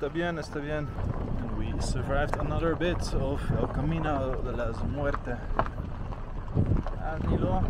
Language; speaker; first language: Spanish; non-native, learner; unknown